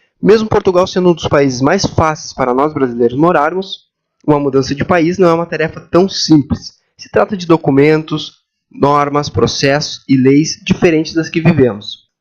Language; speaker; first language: Portuguese; native; Portuguese